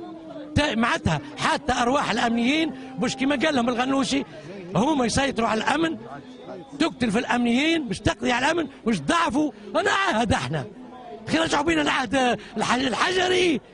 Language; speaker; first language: Arabic; native; Arabic